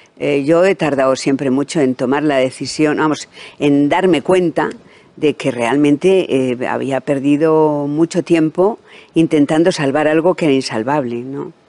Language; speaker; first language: Spanish; native; Spanish